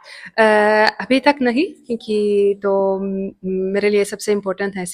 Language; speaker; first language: Hindi; non-native, fluent; Italian